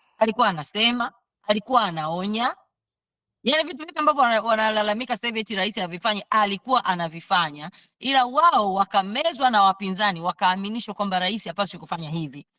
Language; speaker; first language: Swahili; native; Swahili